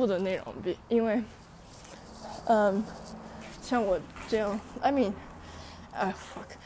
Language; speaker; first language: Chinese; early bilingual, heritage; Chinese